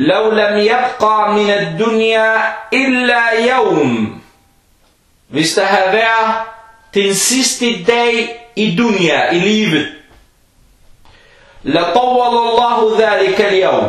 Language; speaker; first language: Danish; early bilingual, other home language; Arabic